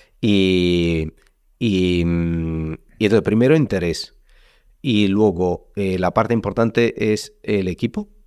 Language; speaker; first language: Spanish; non-native, fluent; Italian